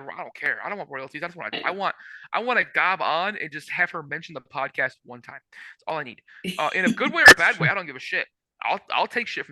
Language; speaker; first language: English; native; English